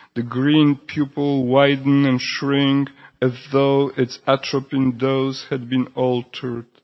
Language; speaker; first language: English; non-native, fluent; Polish